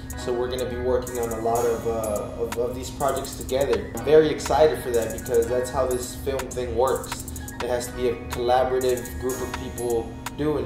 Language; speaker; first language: English; early bilingual, other home language; Spanish